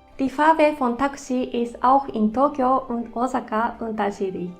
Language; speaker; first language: German; non-native, fluent; Japanese